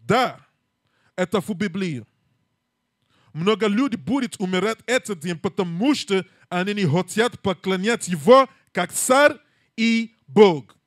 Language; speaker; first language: Russian; non-native, learner; English